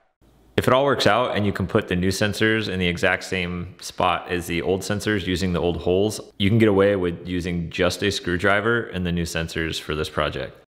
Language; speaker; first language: English; native; English